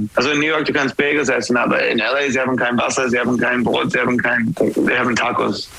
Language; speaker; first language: German; non-native, fluent; English